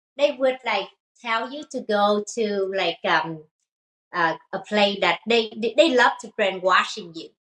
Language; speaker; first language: English; non-native, fluent; Vietnamese